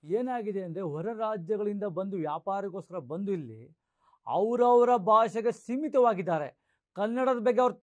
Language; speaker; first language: Kannada; non-native, local second language; Marathi